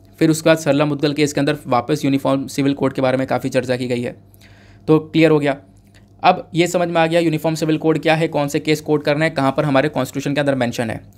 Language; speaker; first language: Hindi; native; Hindi